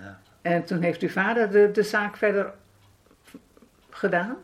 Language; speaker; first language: Dutch; native; Dutch